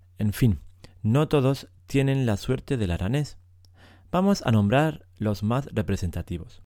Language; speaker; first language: Spanish; native; Spanish